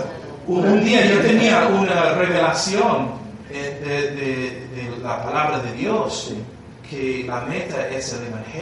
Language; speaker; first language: Spanish; non-native, learner; English